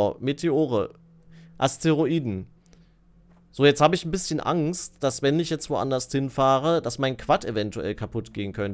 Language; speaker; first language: German; native; German